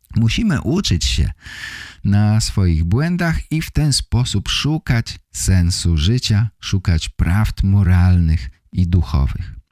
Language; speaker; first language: Polish; native; Polish